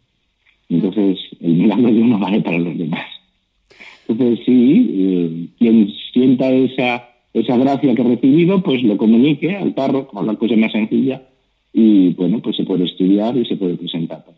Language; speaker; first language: Spanish; native; Spanish